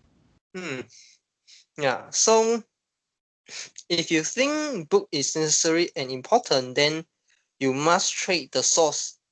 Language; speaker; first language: English; non-native, local second language; Chinese